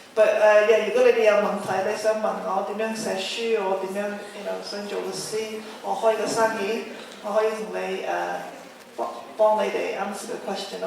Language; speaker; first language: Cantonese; early bilingual, heritage; Cantonese